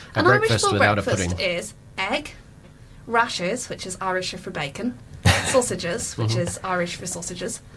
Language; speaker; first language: English; native; English